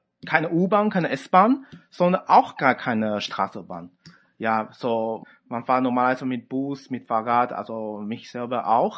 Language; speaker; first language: German; non-native, fluent; Chinese